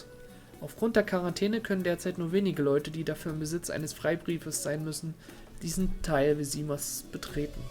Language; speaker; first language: German; native; German